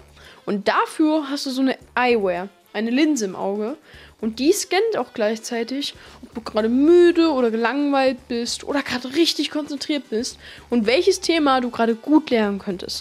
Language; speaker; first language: German; native; German